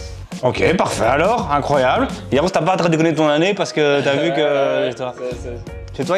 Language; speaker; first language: French; native; French